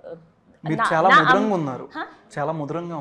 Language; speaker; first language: Telugu; native; Telugu